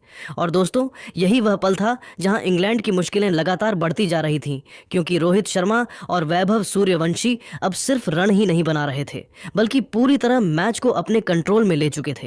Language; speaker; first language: Hindi; native; Hindi